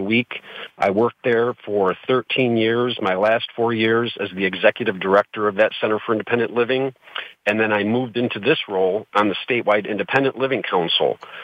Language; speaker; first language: English; native; English